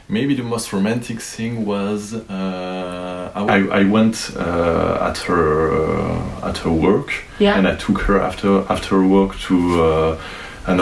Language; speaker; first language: English; non-native, fluent; French